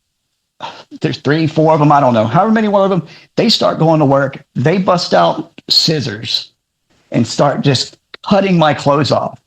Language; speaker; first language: English; native; English